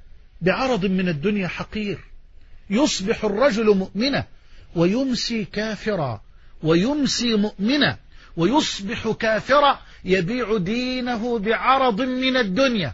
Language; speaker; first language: Arabic; native; Arabic